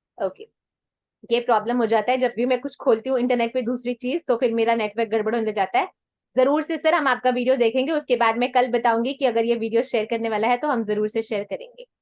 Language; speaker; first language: Hindi; non-native, local second language; Punjabi